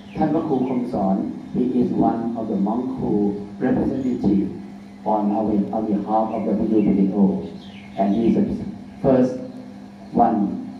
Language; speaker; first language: English; non-native, fluent; Thai